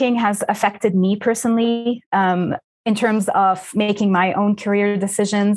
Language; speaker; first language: English; non-native, fluent; Arabic